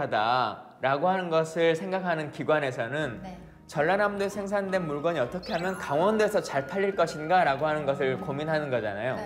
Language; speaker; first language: Korean; native; Korean